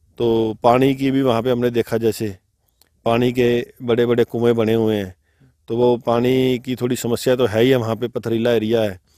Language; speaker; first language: Hindi; non-native, local second language; Punjabi